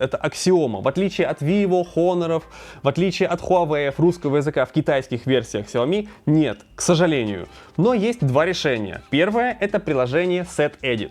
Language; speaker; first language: Russian; native; Russian